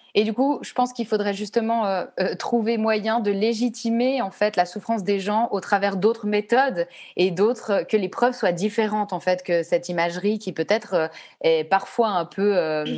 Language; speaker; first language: French; native; French